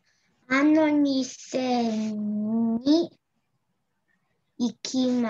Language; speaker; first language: Japanese; non-native, learner; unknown